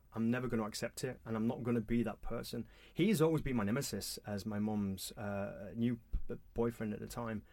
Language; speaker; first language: English; native; English